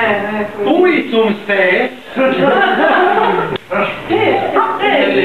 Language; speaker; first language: Greek; non-native, learner; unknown